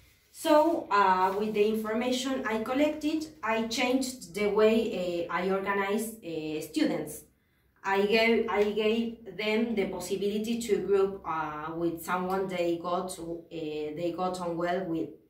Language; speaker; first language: English; non-native, fluent; Spanish